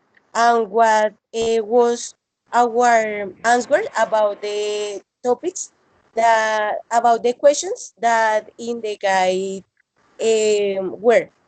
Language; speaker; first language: English; non-native, learner; Spanish